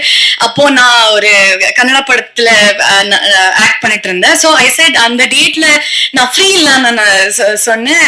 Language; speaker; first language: Tamil; non-native, learner; Kannada